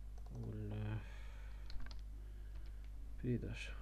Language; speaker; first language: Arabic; native; Arabic